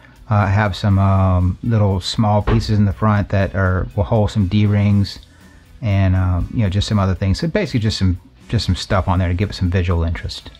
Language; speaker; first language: English; native; English